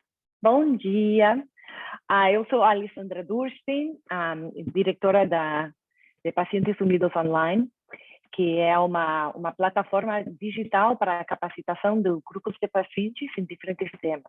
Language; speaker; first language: Portuguese; non-native, fluent; Spanish